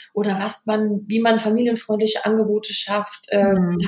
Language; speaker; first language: German; native; German